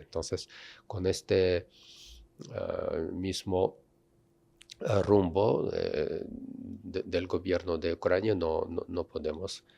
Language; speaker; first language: Spanish; non-native, fluent; Russian